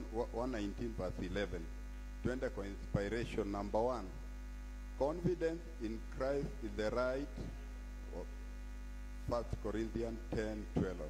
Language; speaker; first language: English; non-native, local second language; Swahili